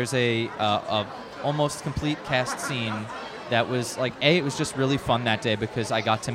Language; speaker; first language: English; native; English